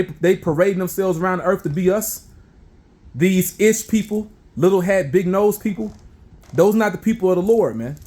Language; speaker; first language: English; native; English